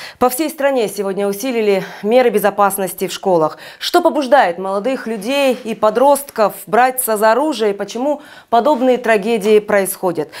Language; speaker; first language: Russian; native; Russian